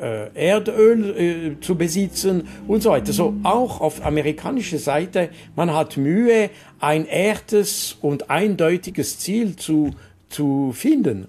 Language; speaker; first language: German; non-native, local second language; French